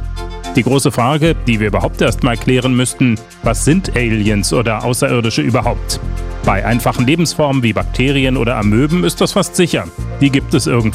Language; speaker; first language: German; native; German